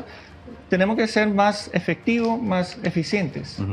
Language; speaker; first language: Spanish; non-native, fluent; Dutch